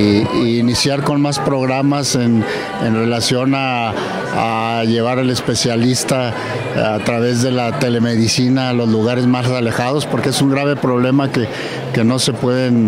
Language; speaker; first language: Spanish; native; Spanish